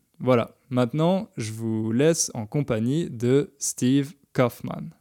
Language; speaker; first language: French; native; French